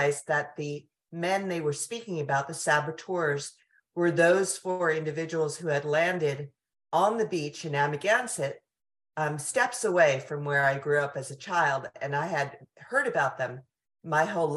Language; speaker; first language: English; native; English